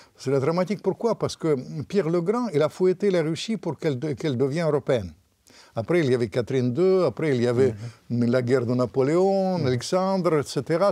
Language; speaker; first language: French; non-native, fluent; Russian